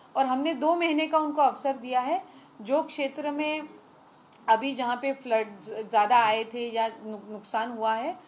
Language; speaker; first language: Hindi; non-native, local second language; Marathi